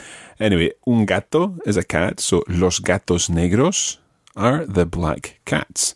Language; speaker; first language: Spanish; non-native, fluent; English